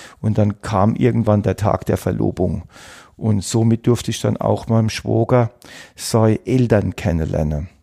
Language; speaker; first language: German; native; German